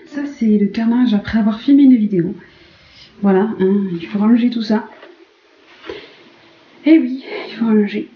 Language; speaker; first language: French; native; French